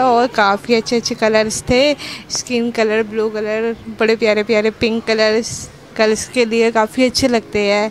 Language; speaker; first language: Hindi; native; Hindi